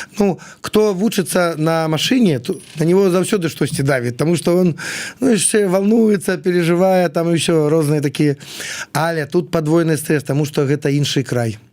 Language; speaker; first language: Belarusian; non-native, local second language; Russian